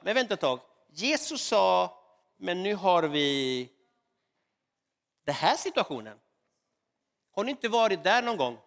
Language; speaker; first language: Swedish; non-native, fluent; Spanish